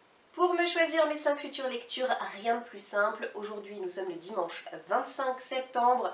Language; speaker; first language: French; native; French